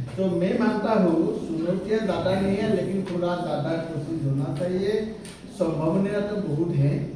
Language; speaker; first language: Hindi; non-native, local second language; Assamese